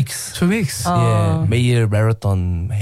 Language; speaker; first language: Korean; non-native, learner; English